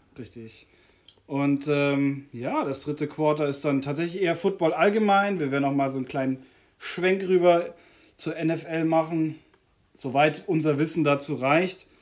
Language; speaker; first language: German; native; German